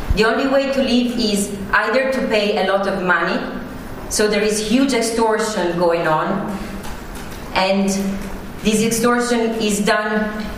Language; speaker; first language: English; non-native, fluent; Italian